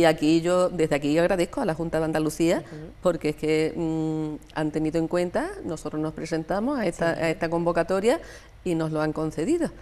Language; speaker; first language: Spanish; native; Spanish